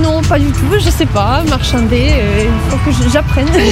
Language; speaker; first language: French; non-native, fluent; Russian